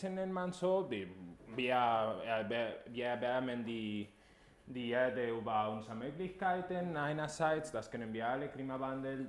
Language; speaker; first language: German; non-native, fluent; Spanish